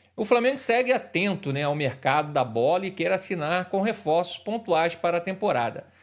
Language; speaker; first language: Portuguese; native; Portuguese